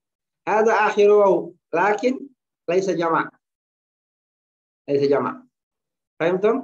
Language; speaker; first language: Arabic; non-native, fluent; Indonesian